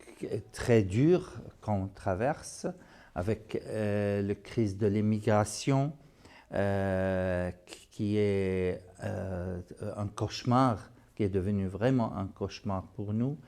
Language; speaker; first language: French; non-native, fluent; Arabic